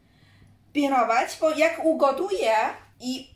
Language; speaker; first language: Polish; non-native, learner; Chinese